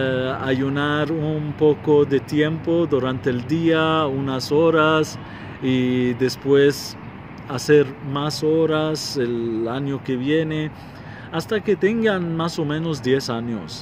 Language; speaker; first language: Spanish; non-native, fluent; Arabic